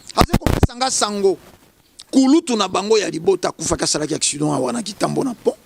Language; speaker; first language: Lingala; native; Lingala